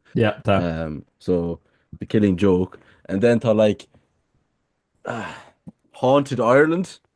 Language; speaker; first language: Irish; native; Irish